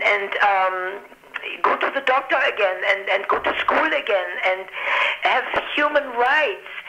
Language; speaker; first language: English; non-native, fluent; German